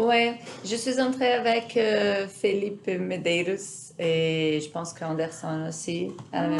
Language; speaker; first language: French; non-native, fluent; Portuguese